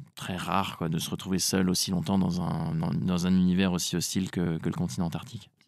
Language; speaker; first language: French; native; French